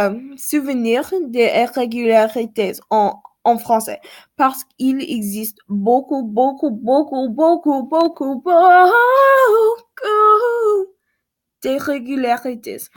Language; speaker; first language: French; non-native, learner; English